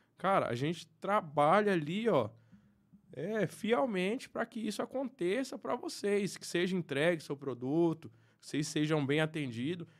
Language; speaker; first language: Portuguese; native; Portuguese